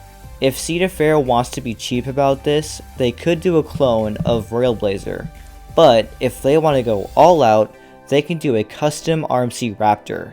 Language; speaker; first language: English; native; English